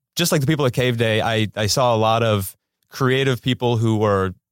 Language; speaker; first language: English; native; English